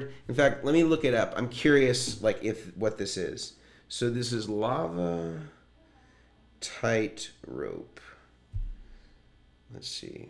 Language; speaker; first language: English; native; English